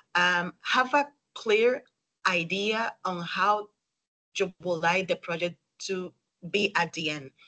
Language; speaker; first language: English; non-native, fluent; Spanish